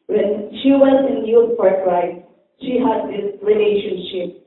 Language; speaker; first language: English; non-native, local second language; Filipino